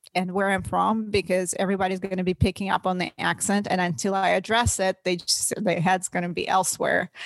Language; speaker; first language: English; non-native, fluent; Russian